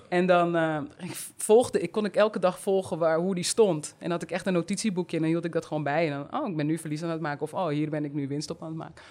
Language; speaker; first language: Dutch; native; Dutch